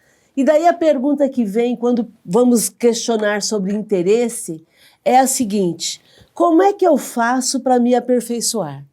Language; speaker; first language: Portuguese; native; Portuguese